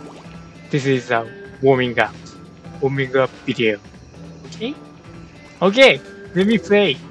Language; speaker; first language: English; non-native, learner; Japanese